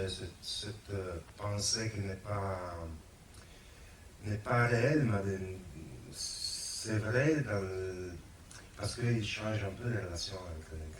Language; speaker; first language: French; non-native, fluent; Italian